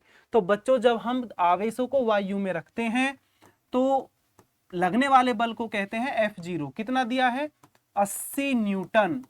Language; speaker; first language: Hindi; native; Hindi